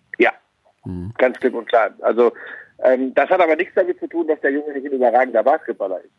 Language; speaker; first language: German; native; German